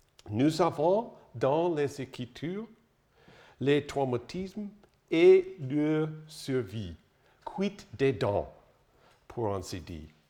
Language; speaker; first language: French; non-native, learner; English